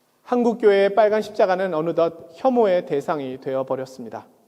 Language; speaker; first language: Korean; native; Korean